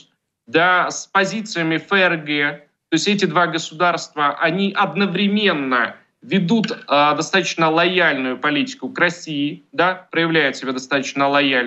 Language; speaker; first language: Russian; native; Russian